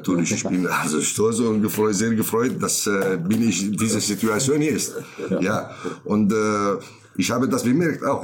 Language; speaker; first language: German; non-native, learner; Kurdish